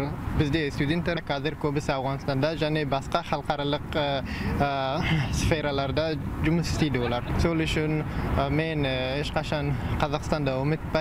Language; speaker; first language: Kazakh; non-native, fluent; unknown